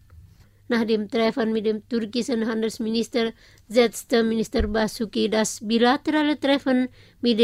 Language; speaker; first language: German; non-native, fluent; Indonesian